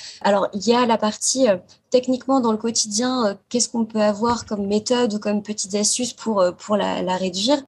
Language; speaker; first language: French; native; French